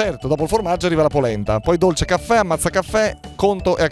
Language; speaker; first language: Italian; native; Italian